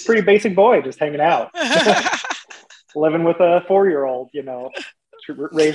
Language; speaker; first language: English; native; English